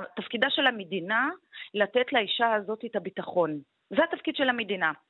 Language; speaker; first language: Hebrew; non-native, local second language; Arabic